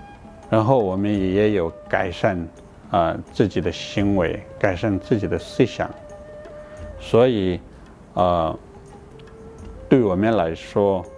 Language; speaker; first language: Chinese; non-native, fluent; Tibetan